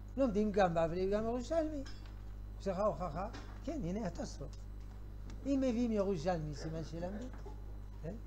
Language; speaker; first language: Hebrew; non-native, fluent; French